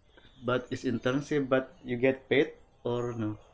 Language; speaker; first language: English; non-native, learner; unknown